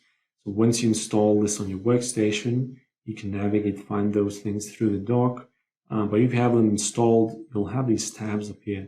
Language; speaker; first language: English; non-native, fluent; Lithuanian